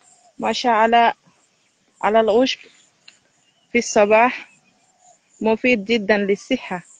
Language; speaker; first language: Arabic; non-native, learner; Bangla